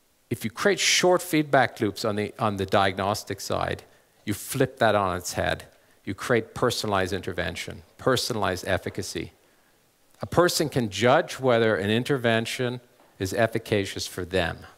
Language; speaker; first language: English; native; English